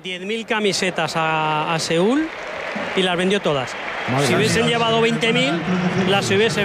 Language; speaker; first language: Spanish; native; Spanish